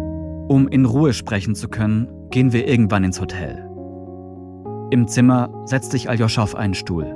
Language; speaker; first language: German; native; German